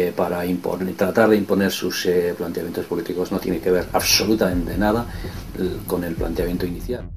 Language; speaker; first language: Spanish; non-native, local second language; Basque